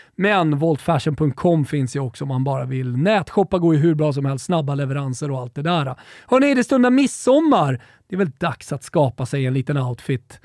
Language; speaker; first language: Swedish; native; Swedish